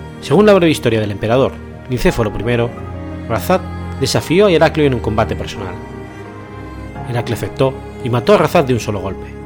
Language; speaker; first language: Spanish; native; Spanish